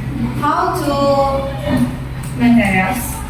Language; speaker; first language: English; non-native, learner; Indonesian